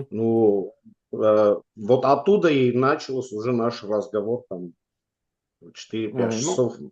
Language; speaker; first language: Russian; non-native, local second language; Armenian